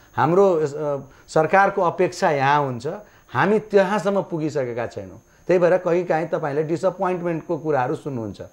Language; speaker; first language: Nepali; non-native, local second language; Maithili